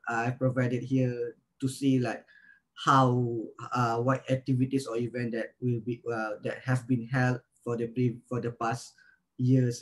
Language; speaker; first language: English; non-native, local second language; Malay